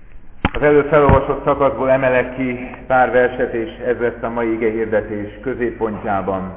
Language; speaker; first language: Hungarian; native; Hungarian